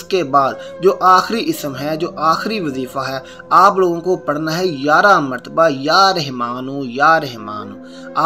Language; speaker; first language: Urdu; native; Urdu